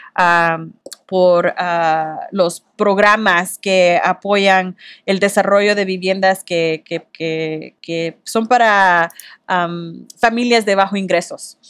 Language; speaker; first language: Spanish; early bilingual, heritage; Spanish